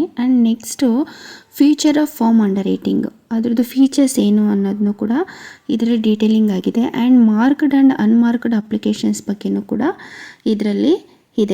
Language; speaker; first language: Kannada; native; Kannada